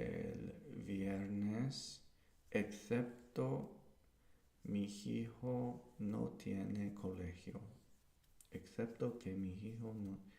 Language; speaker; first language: Spanish; non-native, learner; English